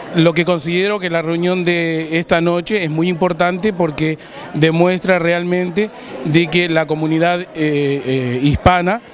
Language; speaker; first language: Spanish; native; Spanish